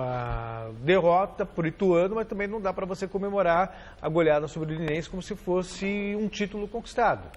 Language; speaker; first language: Portuguese; native; Portuguese